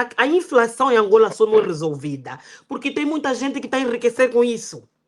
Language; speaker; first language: Portuguese; native; Portuguese